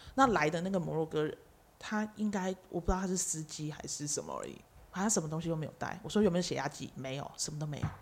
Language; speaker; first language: Chinese; native; Chinese